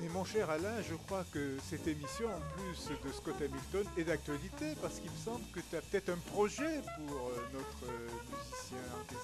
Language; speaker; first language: French; native; French